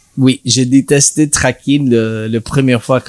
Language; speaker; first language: French; non-native, learner; English